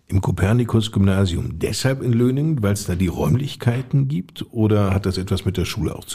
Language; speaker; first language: German; native; German